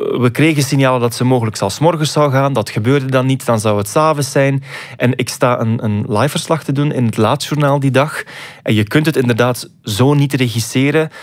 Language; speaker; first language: Dutch; native; Dutch